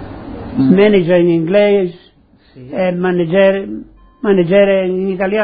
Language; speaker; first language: Italian; early bilingual, heritage; Italian